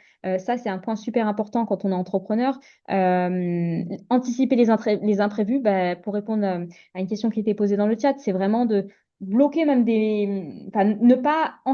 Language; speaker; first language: French; native; French